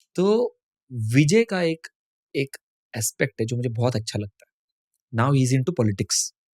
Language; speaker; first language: Hindi; non-native, local second language; Tamil